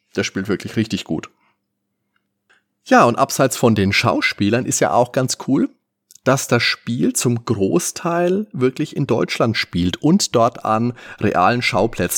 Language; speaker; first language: German; native; German